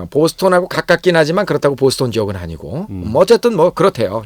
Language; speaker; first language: Korean; native; Korean